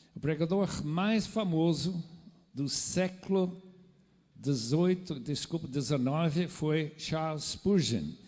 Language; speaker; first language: Portuguese; non-native, fluent; English